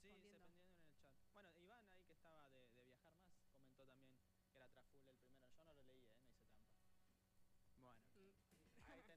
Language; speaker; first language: Spanish; native; Spanish